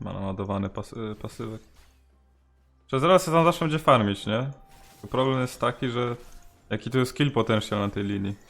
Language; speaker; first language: Polish; native; Polish